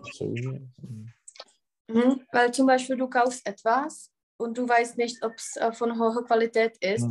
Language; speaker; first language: German; non-native, fluent; Czech